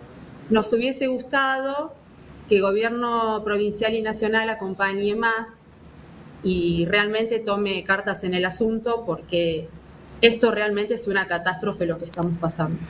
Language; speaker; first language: Spanish; native; Spanish